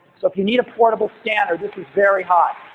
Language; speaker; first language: English; native; English